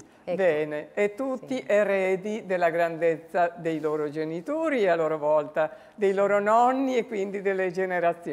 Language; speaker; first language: Italian; native; Italian